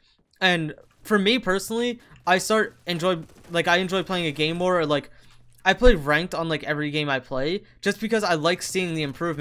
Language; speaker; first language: English; native; English